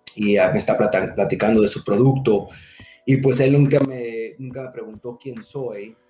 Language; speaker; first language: Spanish; early bilingual, heritage; Spanish